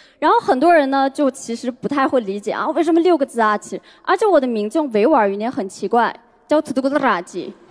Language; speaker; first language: Chinese; non-native, local second language; Uyghur